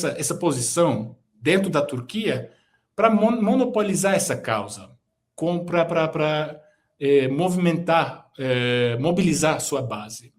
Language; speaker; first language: Portuguese; non-native, fluent; Turkish